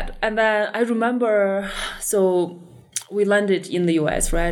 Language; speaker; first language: English; non-native, fluent; Chinese